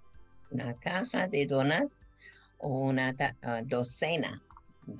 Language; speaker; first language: Spanish; non-native, fluent; English